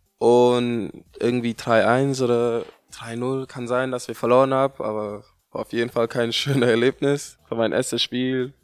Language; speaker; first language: German; non-native, learner; English